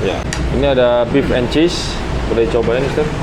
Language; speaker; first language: Indonesian; native; Indonesian